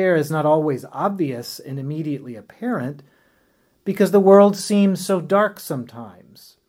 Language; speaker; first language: English; native; English